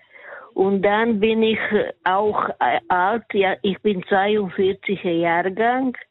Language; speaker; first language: German; non-native, learner; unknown